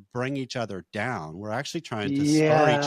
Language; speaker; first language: English; native; English